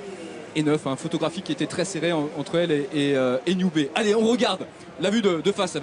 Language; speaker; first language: French; native; French